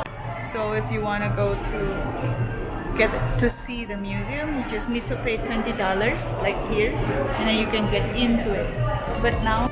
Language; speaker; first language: English; non-native, fluent; Indonesian